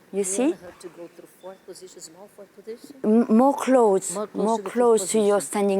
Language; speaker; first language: English; non-native, fluent; French